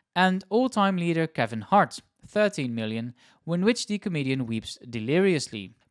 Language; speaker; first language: English; non-native, fluent; Dutch